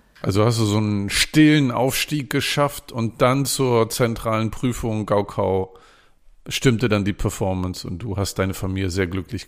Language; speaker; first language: German; native; German